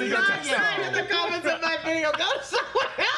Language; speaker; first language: English; native; English